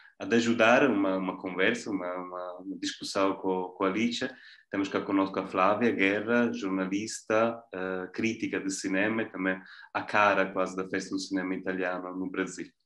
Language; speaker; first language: Portuguese; non-native, fluent; Italian